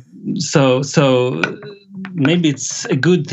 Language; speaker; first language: English; non-native, fluent; Swedish